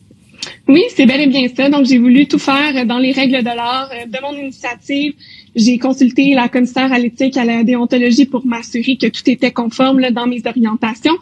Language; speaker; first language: French; native; French